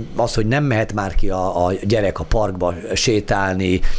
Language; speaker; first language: Hungarian; non-native, fluent; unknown